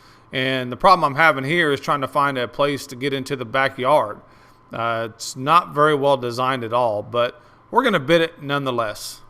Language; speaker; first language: English; native; English